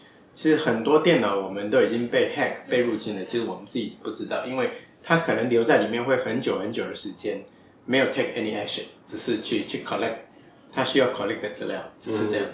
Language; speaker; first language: Chinese; native; Chinese